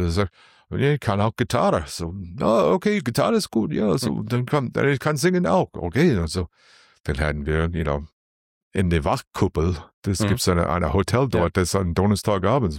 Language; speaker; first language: German; non-native, learner; English